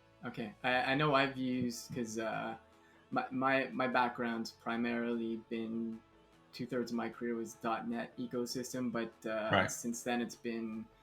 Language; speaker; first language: English; native; English